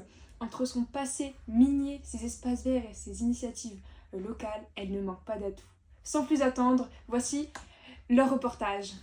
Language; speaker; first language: French; native; French